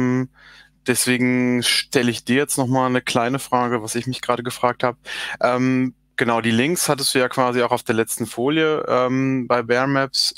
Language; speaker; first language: German; native; German